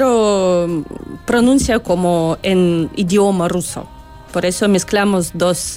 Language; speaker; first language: Spanish; non-native, learner; Russian